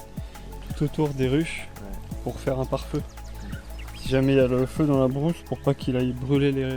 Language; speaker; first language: French; native; French